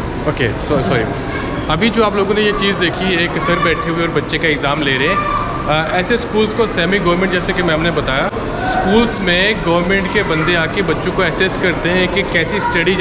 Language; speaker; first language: Hindi; native; Hindi